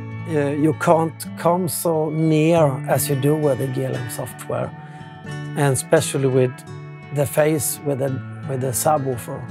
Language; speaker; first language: English; non-native, fluent; Swedish